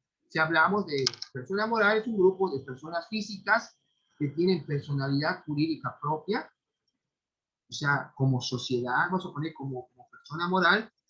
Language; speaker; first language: Spanish; native; Spanish